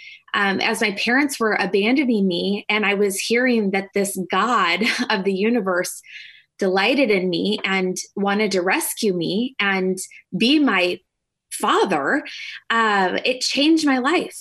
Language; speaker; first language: English; native; English